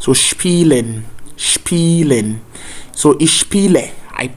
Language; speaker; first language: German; non-native, fluent; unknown